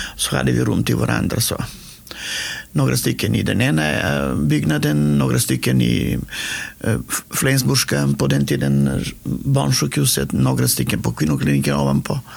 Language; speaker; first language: Swedish; non-native, fluent; Macedonian